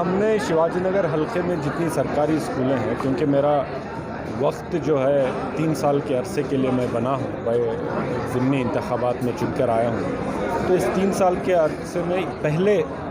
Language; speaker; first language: Urdu; native; Urdu